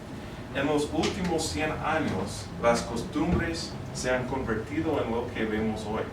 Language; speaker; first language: Spanish; non-native, fluent; English